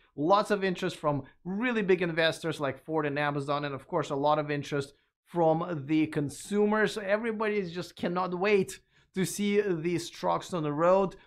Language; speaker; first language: English; non-native, fluent; Russian